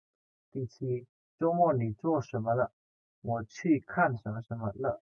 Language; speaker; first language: Chinese; non-native, fluent; Indonesian